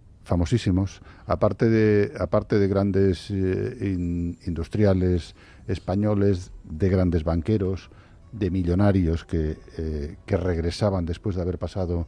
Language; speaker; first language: Spanish; native; Spanish